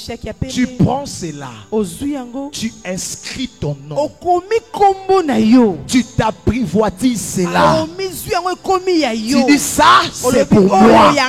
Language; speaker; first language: French; non-native, local second language; Lingala